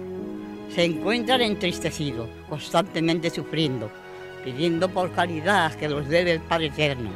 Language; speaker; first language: Spanish; native; Spanish